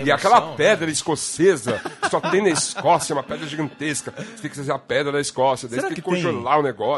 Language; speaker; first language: Portuguese; native; Portuguese